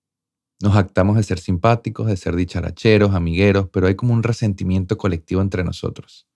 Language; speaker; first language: Spanish; native; Spanish